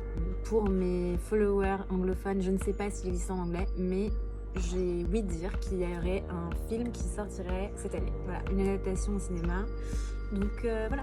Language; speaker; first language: French; native; French